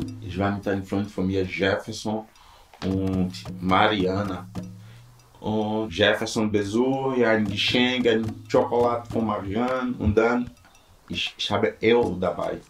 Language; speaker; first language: German; non-native, learner; Portuguese